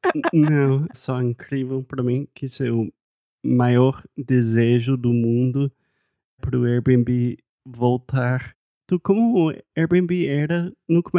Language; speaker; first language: Portuguese; non-native, fluent; English